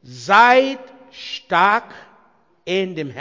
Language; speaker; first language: German; non-native, learner; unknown